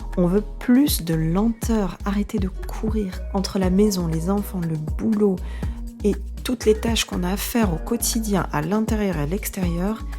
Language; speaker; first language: French; native; French